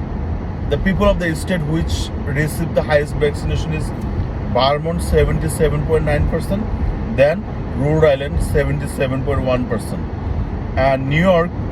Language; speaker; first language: English; non-native, local second language; Bangla